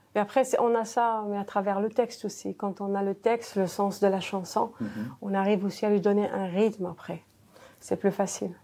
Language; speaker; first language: French; non-native, local second language; Arabic